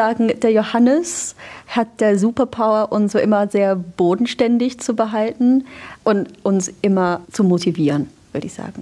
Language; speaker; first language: German; non-native, fluent; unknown